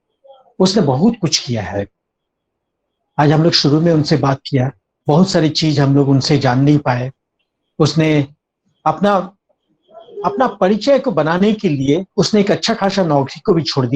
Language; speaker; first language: Hindi; native; Hindi